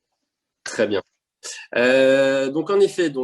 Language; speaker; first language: French; native; French